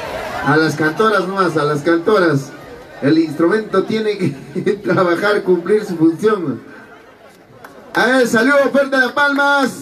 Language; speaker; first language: Spanish; native; Spanish